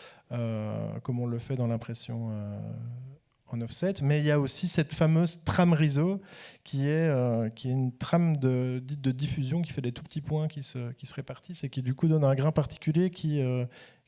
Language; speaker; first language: French; native; French